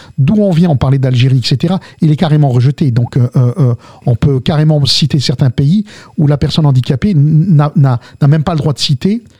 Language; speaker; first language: French; early bilingual, other home language; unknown